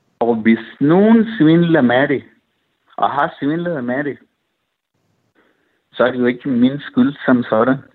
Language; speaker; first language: Danish; non-native, fluent; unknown